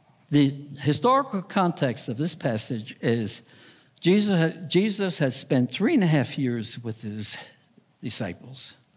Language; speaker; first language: English; native; English